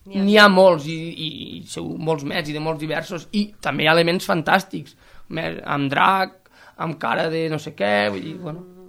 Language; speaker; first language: Catalan; native; Catalan